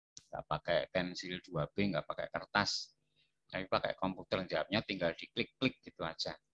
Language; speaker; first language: Indonesian; non-native, local second language; Javanese